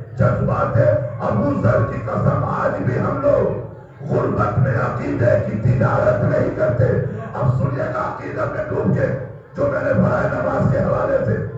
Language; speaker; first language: Urdu; native; Urdu